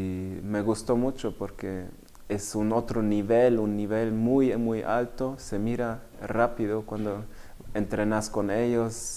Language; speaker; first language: Spanish; early bilingual, heritage; Spanish